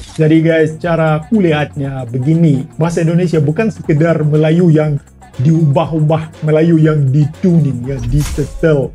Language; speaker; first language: Indonesian; non-native, fluent; Russian